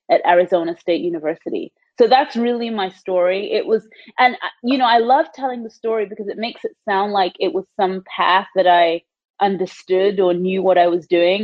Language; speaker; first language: English; native; English